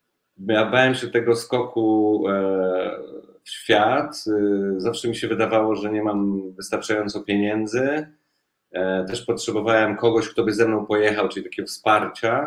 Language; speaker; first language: Polish; native; Polish